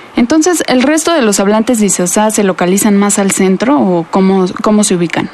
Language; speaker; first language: Spanish; native; Spanish